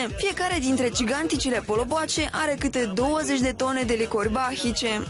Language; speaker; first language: Romanian; native; Romanian